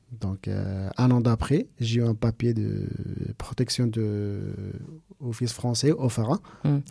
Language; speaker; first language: French; non-native, fluent; Persian